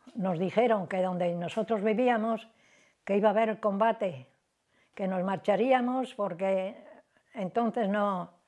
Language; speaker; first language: Spanish; native; Spanish